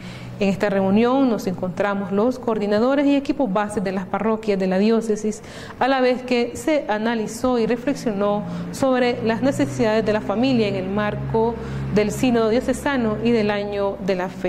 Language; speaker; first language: Spanish; native; Spanish